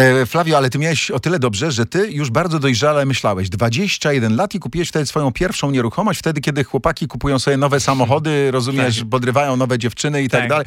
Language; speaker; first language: Polish; native; Polish